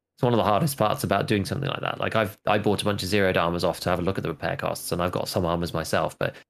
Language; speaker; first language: English; native; English